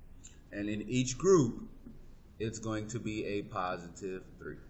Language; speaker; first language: English; native; English